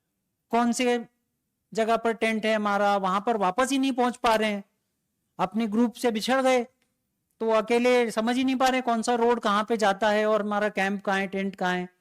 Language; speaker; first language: Hindi; native; Hindi